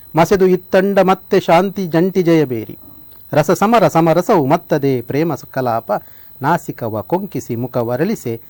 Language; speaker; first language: Kannada; non-native, local second language; Tulu